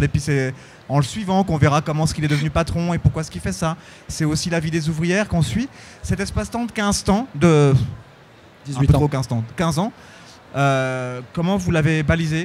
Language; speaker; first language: French; native; French